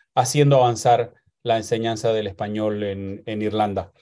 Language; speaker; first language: Spanish; native; Spanish